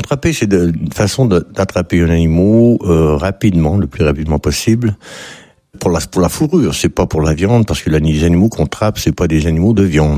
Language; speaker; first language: French; native; French